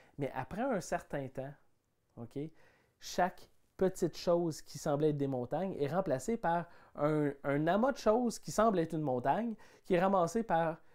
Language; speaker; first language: French; native; French